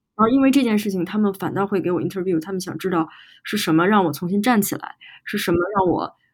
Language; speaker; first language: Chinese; native; Chinese